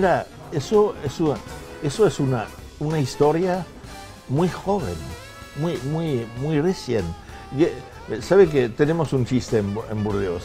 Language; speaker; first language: Spanish; non-native, fluent; French